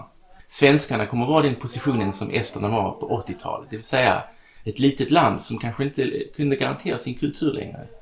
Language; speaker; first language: Swedish; native; Swedish